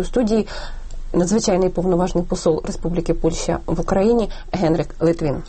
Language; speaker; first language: Ukrainian; native; Ukrainian